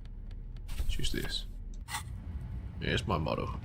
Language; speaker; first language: English; native; English